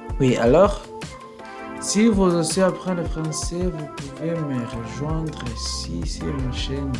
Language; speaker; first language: French; non-native, learner; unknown